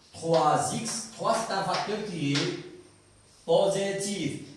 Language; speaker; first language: French; non-native, local second language; Arabic